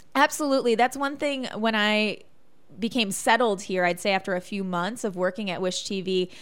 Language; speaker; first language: English; native; English